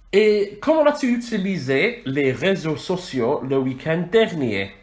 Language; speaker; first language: French; non-native, fluent; Welsh